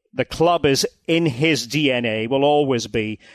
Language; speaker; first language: English; native; English